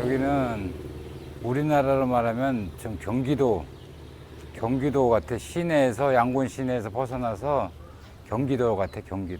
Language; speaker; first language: Korean; native; Korean